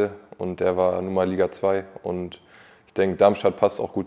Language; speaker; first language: German; native; German